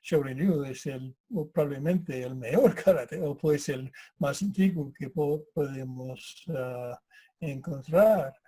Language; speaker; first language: Spanish; non-native, fluent; English